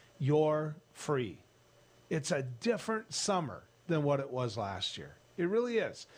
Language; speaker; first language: English; native; English